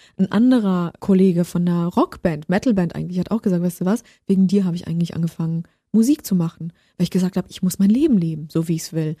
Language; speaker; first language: German; early bilingual, other home language; Polish